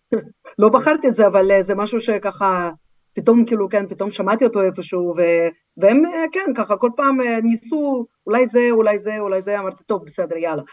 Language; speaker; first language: Hebrew; non-native, fluent; Russian